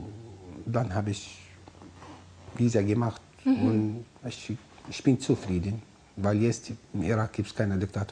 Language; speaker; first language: German; non-native, learner; Arabic